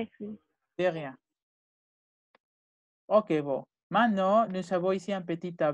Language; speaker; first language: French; non-native, fluent; Spanish